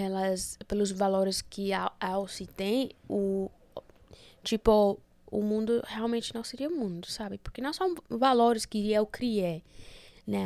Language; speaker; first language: Portuguese; early bilingual, heritage; Portuguese